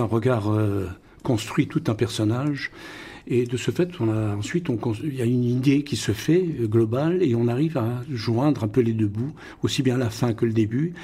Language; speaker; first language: French; non-native, local second language; Russian